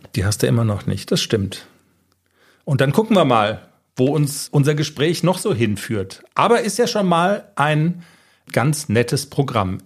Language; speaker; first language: German; native; German